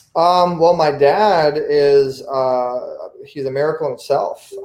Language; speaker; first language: English; native; English